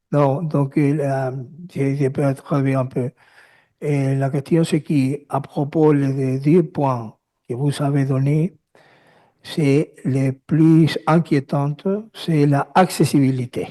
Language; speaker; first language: French; non-native, learner; Spanish